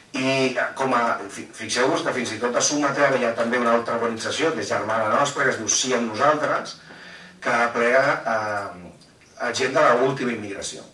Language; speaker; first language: Catalan; non-native, local second language; Spanish